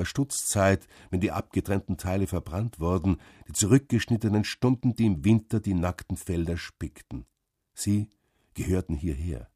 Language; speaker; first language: German; native; German